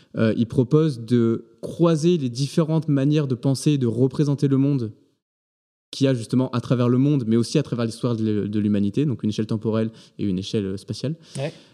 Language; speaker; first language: French; native; French